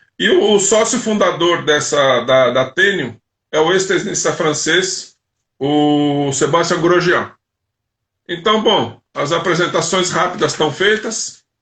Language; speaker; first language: Portuguese; native; Portuguese